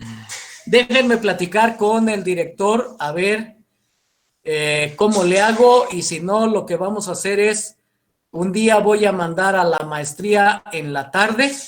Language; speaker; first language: Spanish; native; Spanish